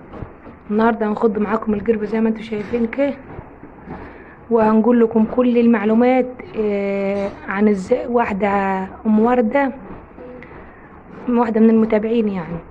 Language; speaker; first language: Arabic; native; Arabic